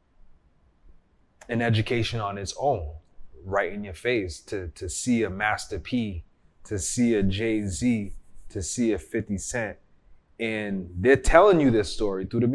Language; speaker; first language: English; native; English